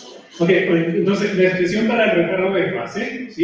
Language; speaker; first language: Spanish; native; Spanish